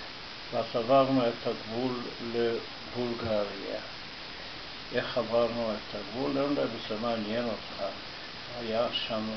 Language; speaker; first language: Hebrew; non-native, fluent; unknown